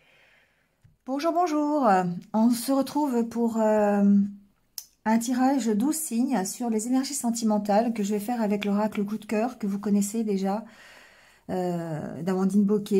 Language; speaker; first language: French; native; French